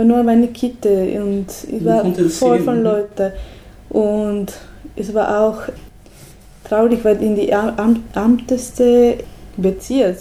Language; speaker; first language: German; non-native, learner; Spanish